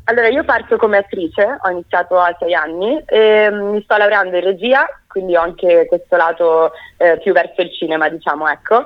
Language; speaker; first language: Italian; native; Italian